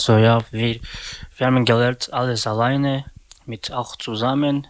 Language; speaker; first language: German; non-native, learner; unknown